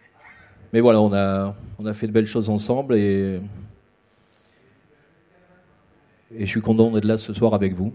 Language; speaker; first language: French; native; French